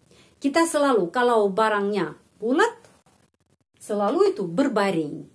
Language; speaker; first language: Indonesian; non-native, fluent; Russian